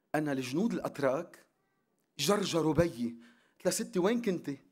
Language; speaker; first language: Arabic; non-native, local second language; Armenian